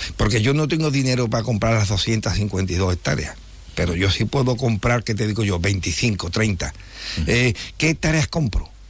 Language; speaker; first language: Spanish; native; Spanish